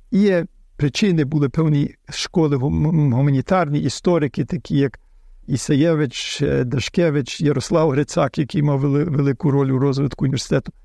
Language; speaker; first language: Ukrainian; early bilingual, heritage; Ukrainian